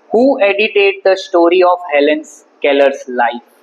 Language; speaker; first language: English; non-native, local second language; Gujarati